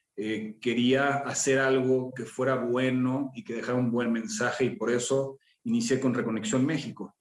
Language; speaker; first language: Spanish; native; Spanish